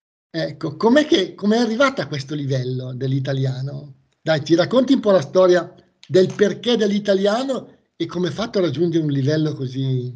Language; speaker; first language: Italian; native; Italian